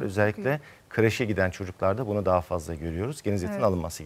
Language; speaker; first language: Turkish; native; Turkish